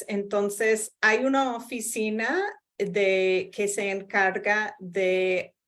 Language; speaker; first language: Spanish; non-native, fluent; English